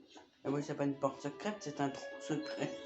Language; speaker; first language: French; native; French